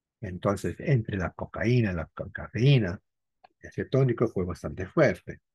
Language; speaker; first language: Spanish; non-native, fluent; English